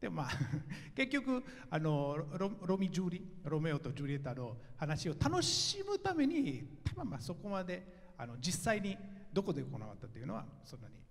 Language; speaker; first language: Japanese; non-native, fluent; Italian